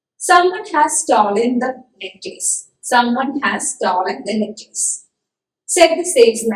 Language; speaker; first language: English; non-native, local second language; Malayalam